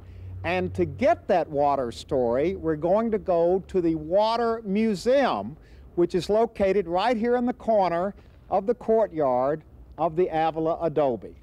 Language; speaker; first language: English; native; English